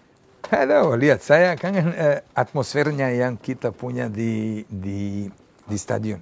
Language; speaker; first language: Indonesian; non-native, fluent; Serbian